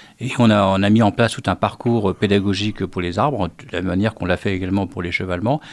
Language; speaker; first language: French; native; French